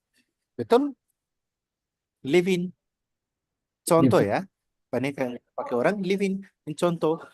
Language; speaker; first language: Indonesian; non-native, learner; Nepali